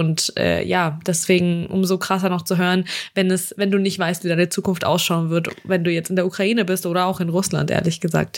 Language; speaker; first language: German; early bilingual, other home language; Russian